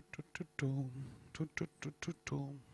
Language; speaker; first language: Russian; native; Russian